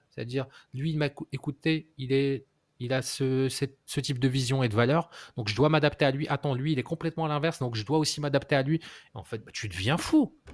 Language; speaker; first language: French; non-native, local second language; Arabic